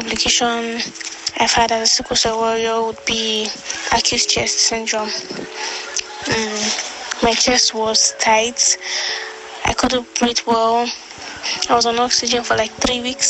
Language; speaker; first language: English; non-native, local second language; Yoruba